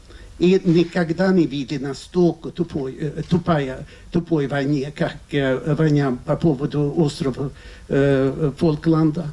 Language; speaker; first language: Russian; non-native, fluent; Swedish